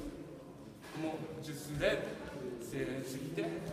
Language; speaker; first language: French; non-native, learner; Japanese